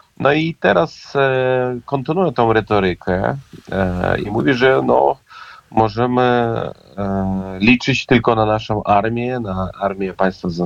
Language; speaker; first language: Polish; non-native, fluent; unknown